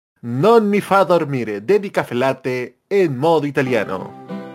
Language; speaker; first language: Italian; non-native, fluent; Spanish